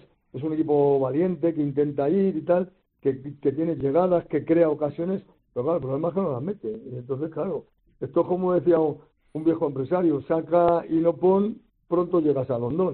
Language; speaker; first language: Spanish; native; Spanish